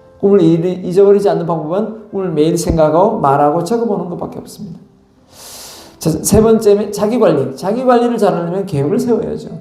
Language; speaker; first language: Korean; native; Korean